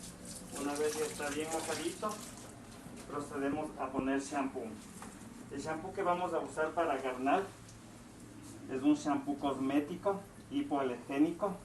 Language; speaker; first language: Spanish; native; Spanish